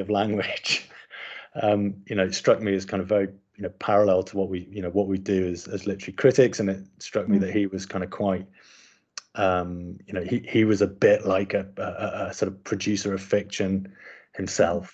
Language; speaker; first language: English; native; English